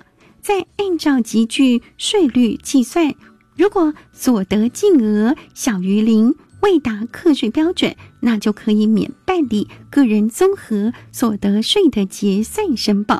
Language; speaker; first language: Chinese; native; Chinese